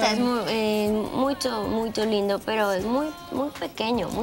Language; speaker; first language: Portuguese; non-native, learner; Spanish